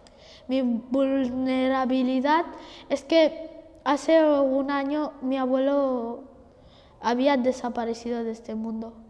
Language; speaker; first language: Spanish; early bilingual, other home language; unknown